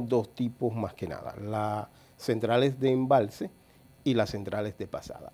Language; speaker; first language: Spanish; native; Spanish